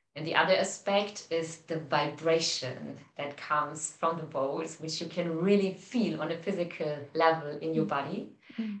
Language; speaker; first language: English; non-native, fluent; German